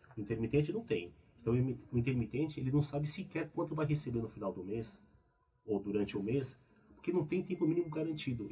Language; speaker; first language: Portuguese; early bilingual, other home language; Korean